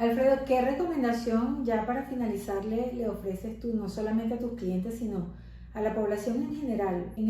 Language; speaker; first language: Spanish; native; Spanish